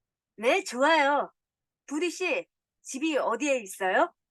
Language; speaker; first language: Korean; non-native, learner; Indonesian